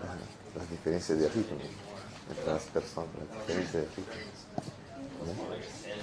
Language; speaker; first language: Spanish; non-native, fluent; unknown